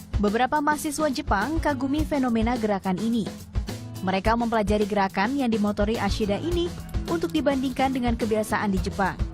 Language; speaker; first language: Indonesian; native; Indonesian